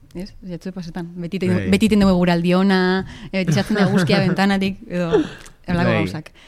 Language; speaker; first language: Basque; native; Basque